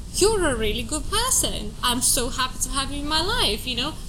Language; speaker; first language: English; non-native, fluent; Russian